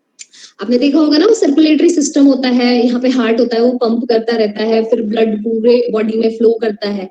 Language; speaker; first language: Hindi; native; Hindi